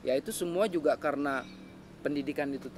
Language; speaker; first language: Indonesian; native; Indonesian